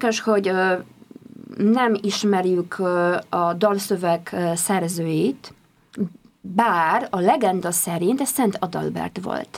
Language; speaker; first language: Hungarian; non-native, fluent; Polish